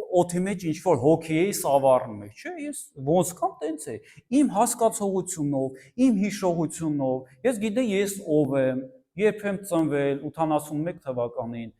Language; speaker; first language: Armenian; early bilingual, heritage; Armenian